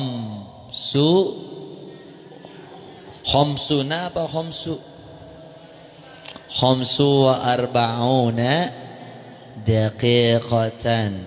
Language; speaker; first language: Arabic; non-native, fluent; Indonesian